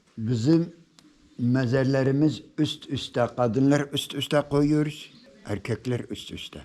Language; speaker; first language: Turkish; non-native, local second language; Turoyo